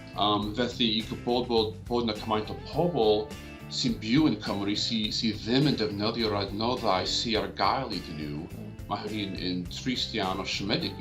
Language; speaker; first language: Welsh; non-native, fluent; English